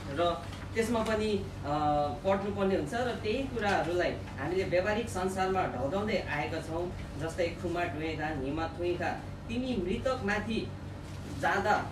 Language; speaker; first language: Nepali; non-native, local second language; Gurung